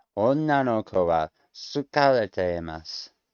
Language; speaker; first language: Japanese; non-native, learner; English